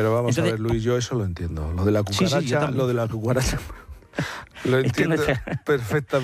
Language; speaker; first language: Spanish; native; Spanish